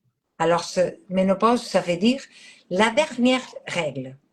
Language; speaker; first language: French; non-native, fluent; Catalan